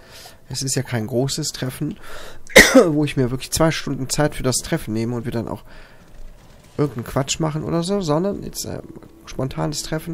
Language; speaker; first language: German; native; German